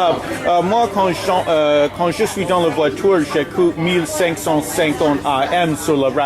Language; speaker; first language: French; early bilingual, heritage; English